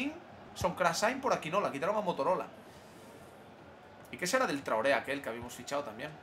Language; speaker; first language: Spanish; native; Spanish